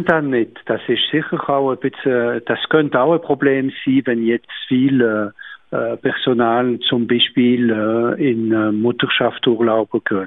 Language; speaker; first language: German; non-native, local second language; French